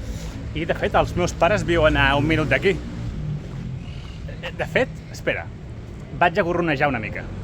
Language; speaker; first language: Catalan; native; Catalan